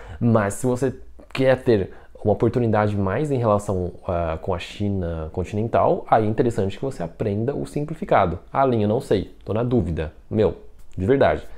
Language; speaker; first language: Portuguese; non-native, fluent; Chinese